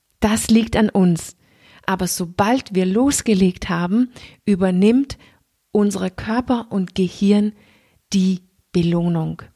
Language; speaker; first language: German; non-native, fluent; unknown